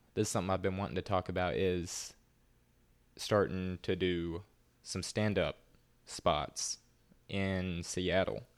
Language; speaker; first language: English; native; English